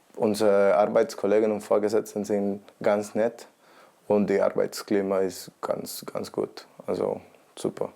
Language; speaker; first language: German; non-native, fluent; Spanish